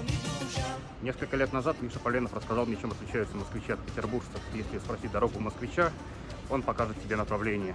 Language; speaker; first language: Russian; native; Russian